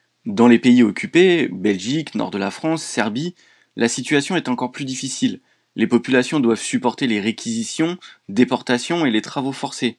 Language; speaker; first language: French; native; French